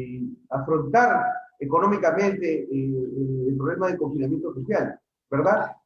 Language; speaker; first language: Spanish; native; Spanish